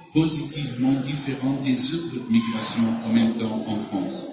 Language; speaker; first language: French; non-native, fluent; Portuguese